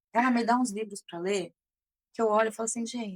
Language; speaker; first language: Portuguese; native; Portuguese